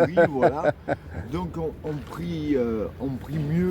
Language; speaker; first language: French; native; French